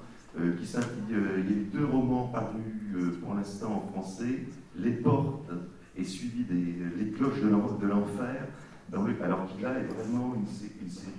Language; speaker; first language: French; native; French